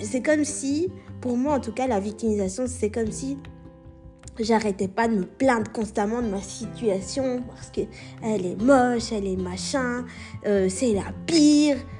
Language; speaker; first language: French; native; French